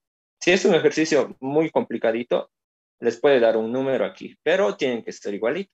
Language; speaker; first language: Spanish; native; Spanish